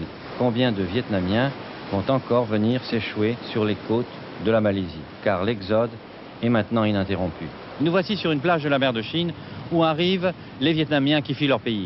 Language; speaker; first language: French; native; French